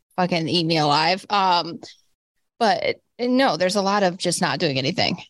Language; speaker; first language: English; native; English